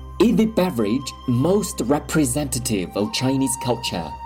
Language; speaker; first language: English; non-native, fluent; Chinese